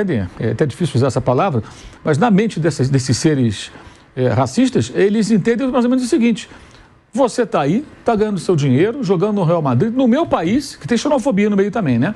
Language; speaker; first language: Portuguese; native; Portuguese